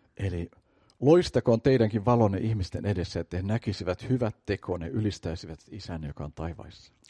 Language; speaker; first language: Finnish; native; Finnish